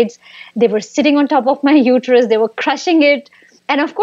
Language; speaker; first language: English; non-native, local second language; Hindi